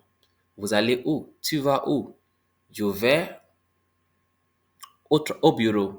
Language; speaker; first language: French; non-native, fluent; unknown